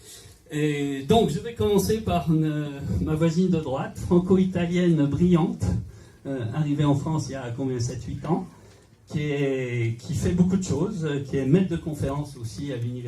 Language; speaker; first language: French; native; French